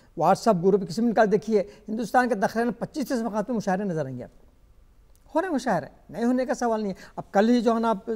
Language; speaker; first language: Urdu; native; Urdu